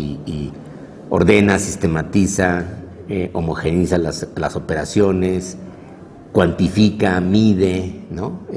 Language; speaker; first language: Spanish; native; Spanish